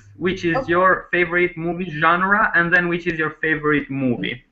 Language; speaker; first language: English; non-native, fluent; Albanian